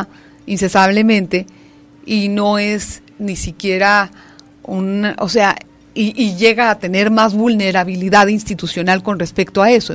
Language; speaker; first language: Spanish; native; Spanish